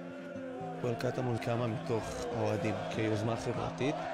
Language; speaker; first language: Hebrew; native; Hebrew